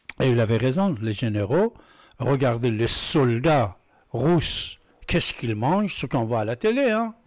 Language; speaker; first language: French; non-native, fluent; Persian